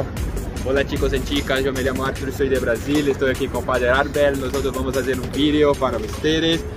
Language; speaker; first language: Spanish; non-native, learner; Portuguese